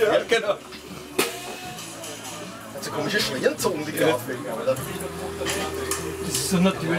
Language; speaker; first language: German; native; German